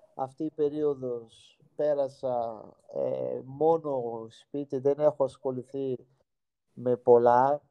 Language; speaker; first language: Greek; non-native, fluent; Portuguese